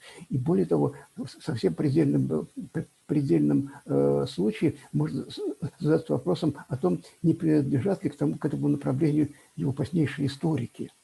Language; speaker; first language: Russian; native; Russian